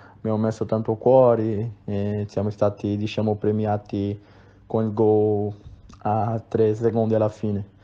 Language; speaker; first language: Italian; non-native, fluent; Portuguese